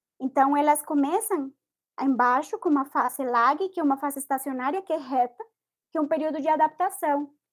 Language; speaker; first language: Portuguese; non-native, fluent; Spanish